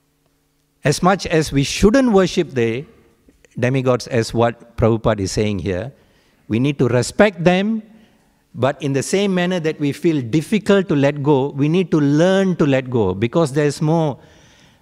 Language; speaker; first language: English; non-native, local second language; Tamil